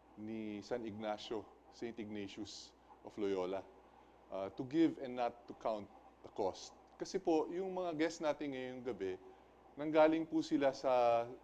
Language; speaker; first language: Filipino; native; Filipino